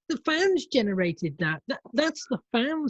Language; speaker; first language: English; native; English